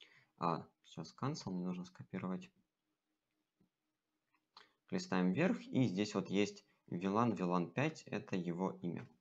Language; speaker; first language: Russian; native; Russian